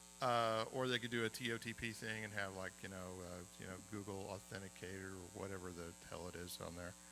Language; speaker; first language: English; native; English